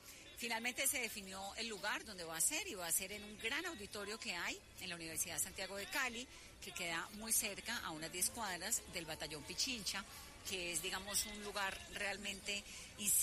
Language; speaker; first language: Spanish; native; Spanish